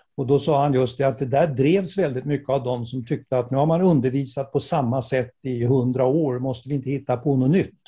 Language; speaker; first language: Swedish; native; Swedish